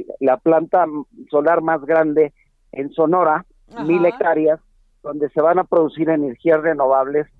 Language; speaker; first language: Spanish; native; Spanish